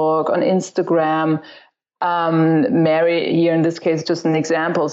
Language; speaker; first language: English; non-native, fluent; German